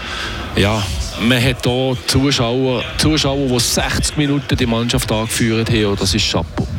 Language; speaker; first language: German; native; German